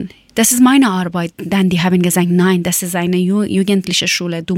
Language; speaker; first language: German; non-native, learner; Persian